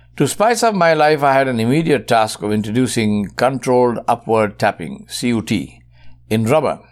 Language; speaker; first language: English; non-native, local second language; Urdu